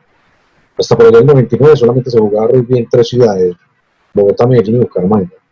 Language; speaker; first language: Spanish; native; Spanish